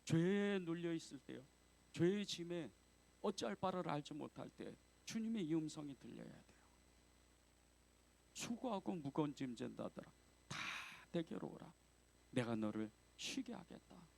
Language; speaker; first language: Korean; native; Korean